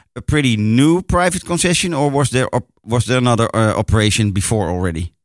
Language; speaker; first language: English; non-native, fluent; Dutch